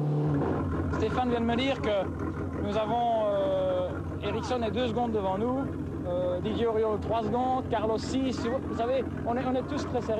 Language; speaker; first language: French; native; French